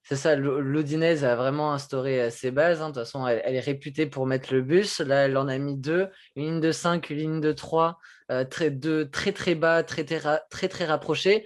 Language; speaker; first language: French; native; French